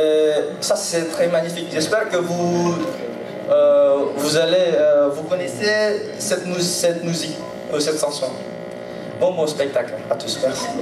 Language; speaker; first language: French; non-native, learner; Indonesian